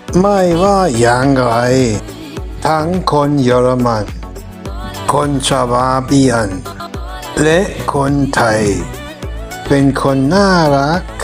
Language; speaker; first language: Thai; non-native, fluent; German